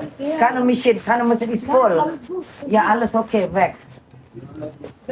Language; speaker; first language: German; non-native, learner; Indonesian